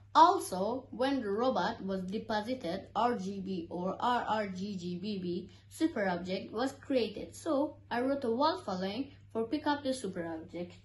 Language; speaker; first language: English; non-native, learner; Persian